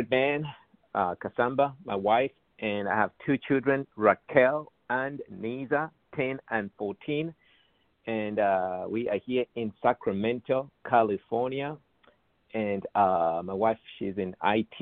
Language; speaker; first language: English; non-native, local second language; Bemba